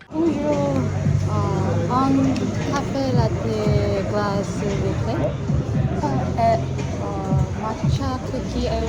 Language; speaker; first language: French; non-native, learner; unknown